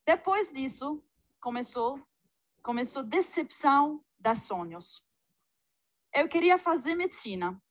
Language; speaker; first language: Portuguese; non-native, fluent; Arabic